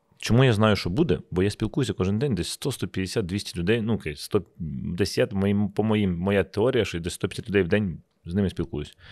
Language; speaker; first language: Ukrainian; native; Ukrainian